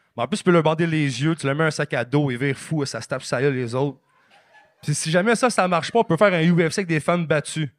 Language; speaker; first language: French; native; French